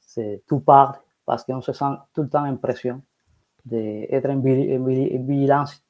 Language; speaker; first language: French; non-native, fluent; Spanish